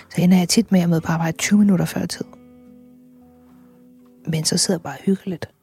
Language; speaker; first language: Danish; native; Danish